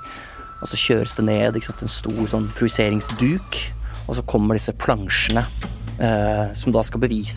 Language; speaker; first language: Norwegian; native; Norwegian